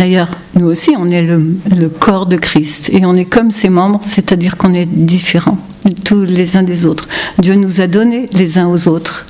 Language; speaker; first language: French; native; French